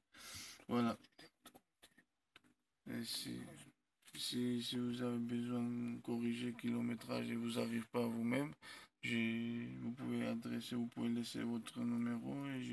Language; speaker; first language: French; non-native, learner; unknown